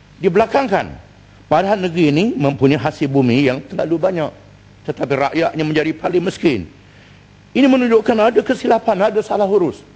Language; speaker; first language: Malay; native; Malay